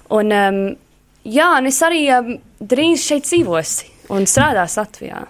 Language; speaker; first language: Latvian; early bilingual, heritage; Latvian